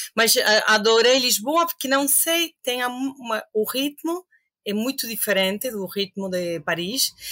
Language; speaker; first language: Portuguese; non-native, fluent; Spanish